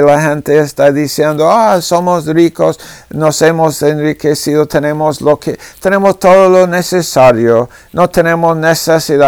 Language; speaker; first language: Spanish; non-native, fluent; English